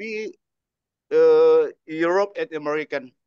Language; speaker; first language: English; non-native, learner; Indonesian